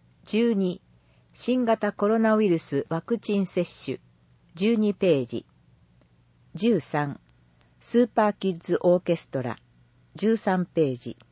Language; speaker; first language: Japanese; native; Japanese